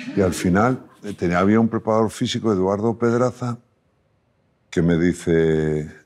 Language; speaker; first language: Spanish; native; Spanish